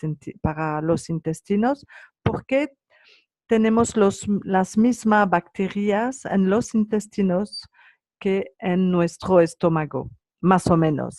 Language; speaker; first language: Spanish; non-native, learner; French